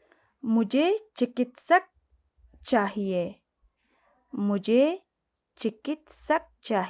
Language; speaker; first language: Hindi; non-native, fluent; Persian